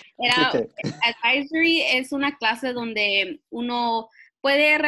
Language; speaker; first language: Spanish; early bilingual, heritage; Spanish